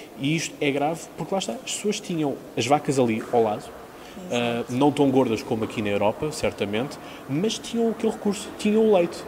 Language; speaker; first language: Portuguese; native; Portuguese